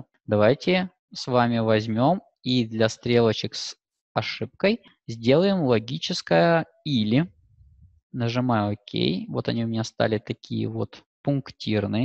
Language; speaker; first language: Russian; native; Russian